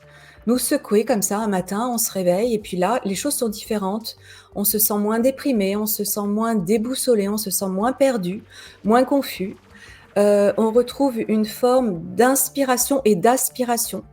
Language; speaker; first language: French; native; French